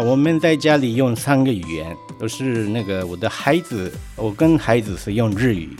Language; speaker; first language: Chinese; non-native, fluent; Japanese